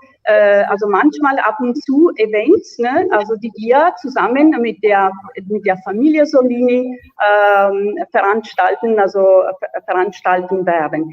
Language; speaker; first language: German; non-native, fluent; Italian